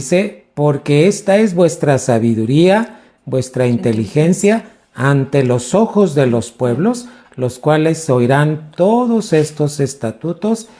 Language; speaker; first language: Spanish; native; Spanish